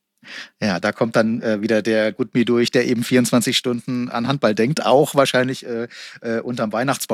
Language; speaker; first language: German; native; German